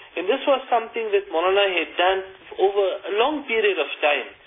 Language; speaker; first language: English; native; English